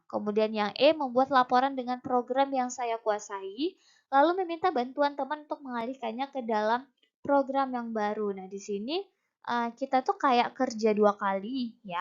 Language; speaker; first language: Indonesian; native; Indonesian